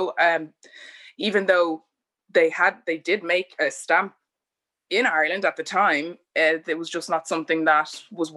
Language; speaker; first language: English; native; English